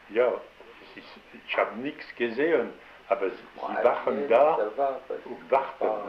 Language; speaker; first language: German; non-native, learner; French